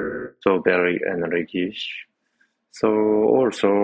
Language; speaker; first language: English; non-native, learner; Japanese